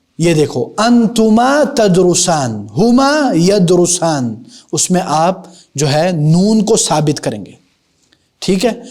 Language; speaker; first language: Urdu; native; Urdu